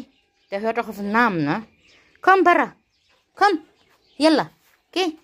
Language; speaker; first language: German; native; German